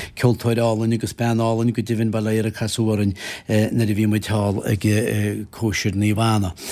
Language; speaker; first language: Irish; native; Irish